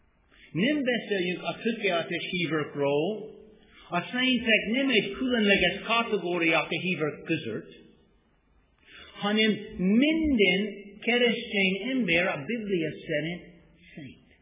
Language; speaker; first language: Hungarian; non-native, fluent; English